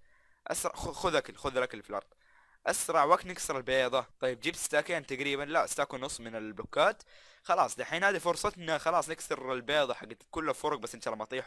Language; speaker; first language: Arabic; native; Arabic